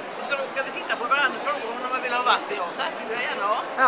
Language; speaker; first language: Swedish; native; Swedish